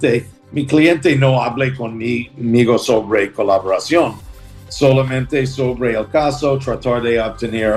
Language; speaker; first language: Spanish; non-native, learner; English